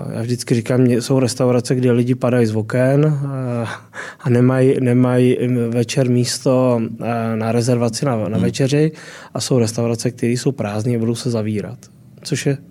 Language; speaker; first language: Czech; native; Czech